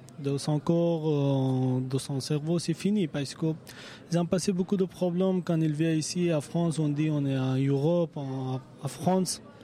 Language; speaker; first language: French; non-native, learner; Persian